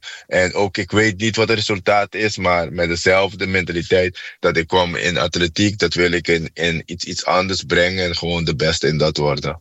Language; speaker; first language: Dutch; non-native, fluent; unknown